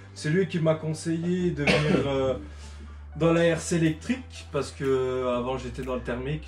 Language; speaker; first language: French; native; French